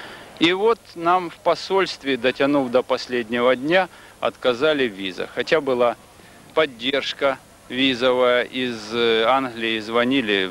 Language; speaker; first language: Russian; native; Russian